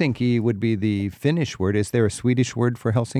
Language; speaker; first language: English; native; English